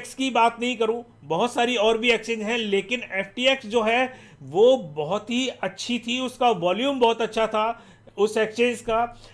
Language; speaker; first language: Hindi; native; Hindi